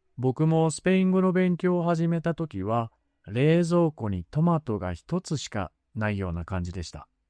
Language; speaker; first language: Japanese; native; Japanese